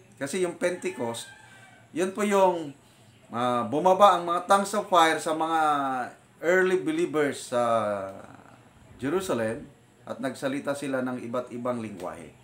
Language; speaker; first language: Filipino; non-native, local second language; Iloko